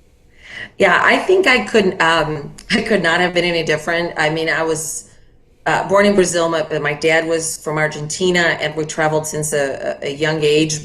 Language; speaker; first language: English; non-native, fluent; Portuguese